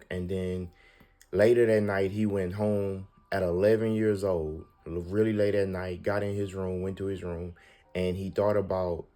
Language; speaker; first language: English; native; English